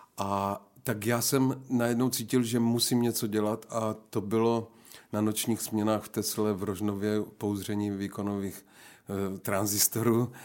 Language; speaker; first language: Czech; native; Czech